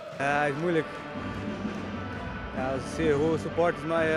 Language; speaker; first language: Dutch; non-native, learner; Portuguese